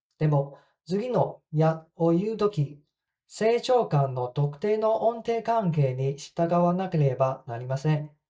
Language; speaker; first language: Japanese; non-native, fluent; Cantonese